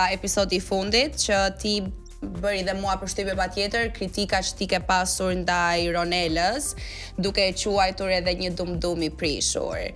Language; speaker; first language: Albanian; native; Albanian